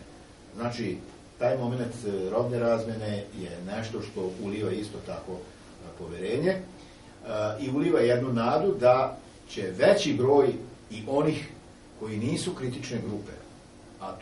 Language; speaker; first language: Serbian; native; Serbian